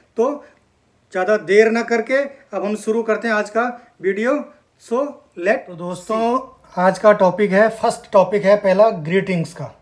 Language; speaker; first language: Hindi; native; Hindi